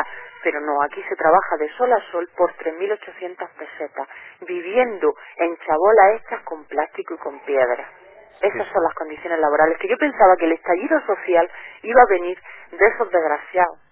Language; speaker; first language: Spanish; native; Spanish